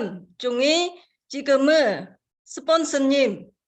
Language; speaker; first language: Korean; non-native, fluent; Khmer